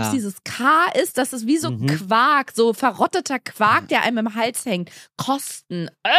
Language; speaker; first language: German; native; German